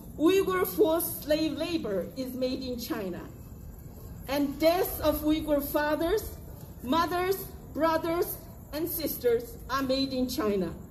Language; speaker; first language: English; non-native, fluent; Uyghur